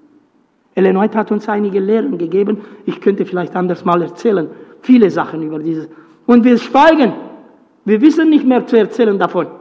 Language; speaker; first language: German; non-native, fluent; Romanian